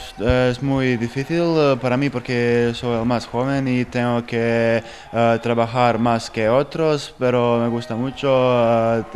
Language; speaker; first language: Spanish; non-native, fluent; Bosnian